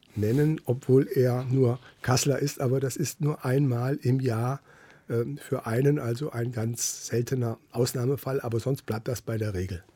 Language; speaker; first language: German; native; German